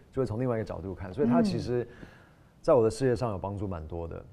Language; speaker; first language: Chinese; non-native, fluent; English